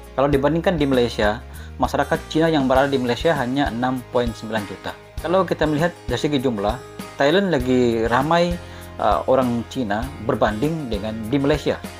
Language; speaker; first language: Malay; native; Malay